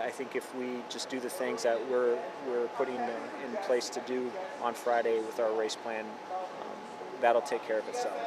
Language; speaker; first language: English; native; English